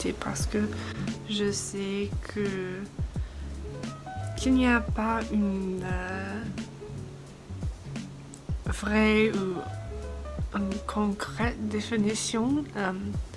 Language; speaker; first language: French; non-native, fluent; English